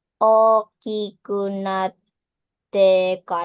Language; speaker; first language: Japanese; non-native, learner; Indonesian